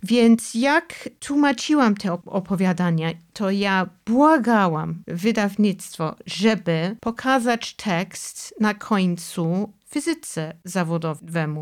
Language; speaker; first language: Polish; non-native, fluent; English